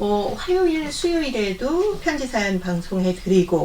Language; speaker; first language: Korean; native; Korean